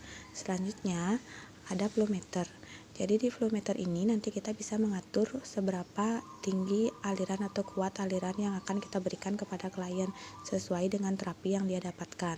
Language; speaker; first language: Indonesian; native; Indonesian